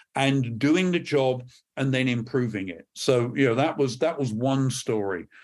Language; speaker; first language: English; native; English